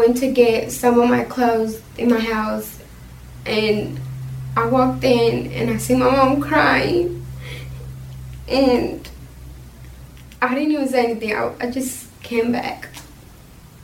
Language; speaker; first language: English; early bilingual, other home language; Spanish